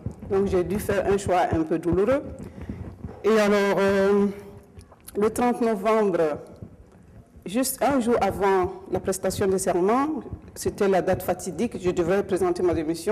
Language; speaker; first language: French; non-native, local second language; Mossi